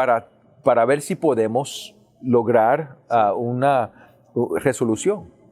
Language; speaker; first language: Spanish; early bilingual, heritage; English